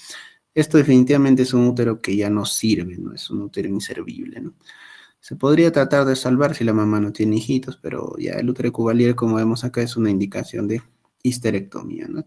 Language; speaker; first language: Spanish; native; Spanish